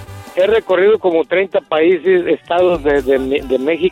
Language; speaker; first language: Spanish; native; Spanish